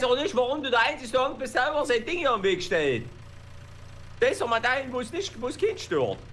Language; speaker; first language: German; native; German